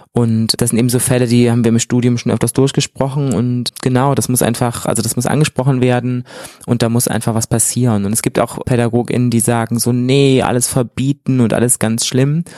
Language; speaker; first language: German; native; German